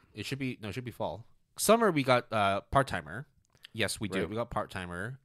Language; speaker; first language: English; non-native, local second language; Cantonese